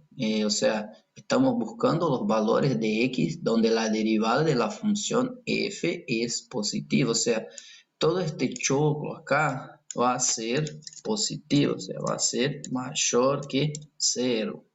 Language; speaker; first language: Spanish; non-native, fluent; Portuguese